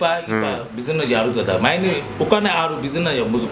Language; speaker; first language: Japanese; non-native, learner; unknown